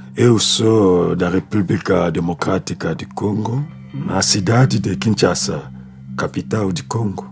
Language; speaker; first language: Portuguese; non-native, learner; Lingala